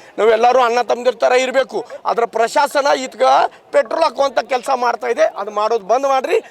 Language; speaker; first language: Kannada; native; Kannada